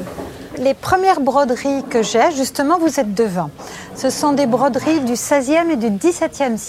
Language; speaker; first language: French; native; French